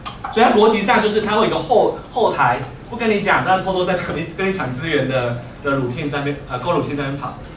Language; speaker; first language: Chinese; native; Chinese